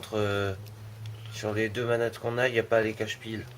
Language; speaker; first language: French; native; French